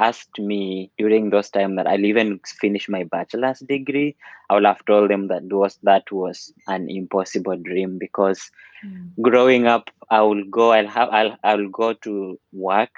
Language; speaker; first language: English; non-native, local second language; Luyia